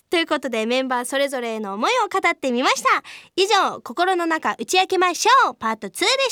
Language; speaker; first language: Japanese; native; Japanese